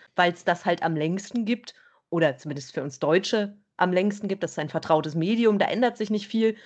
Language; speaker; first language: German; native; German